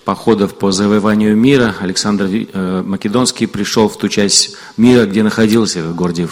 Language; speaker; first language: Russian; native; Russian